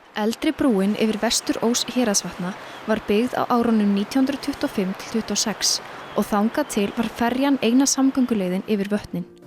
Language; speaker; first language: Icelandic; native; Icelandic